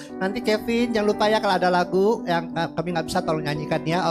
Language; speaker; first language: Indonesian; early bilingual, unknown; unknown